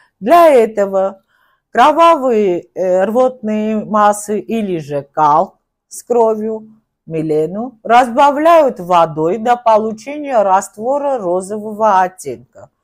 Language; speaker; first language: Russian; non-native, local second language; Armenian